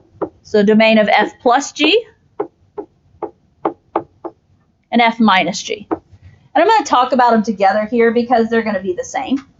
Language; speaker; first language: English; native; English